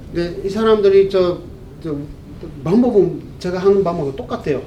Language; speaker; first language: Korean; non-native, fluent; Japanese